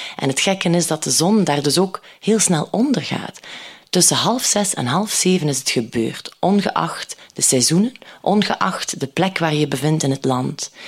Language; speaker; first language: Dutch; native; Dutch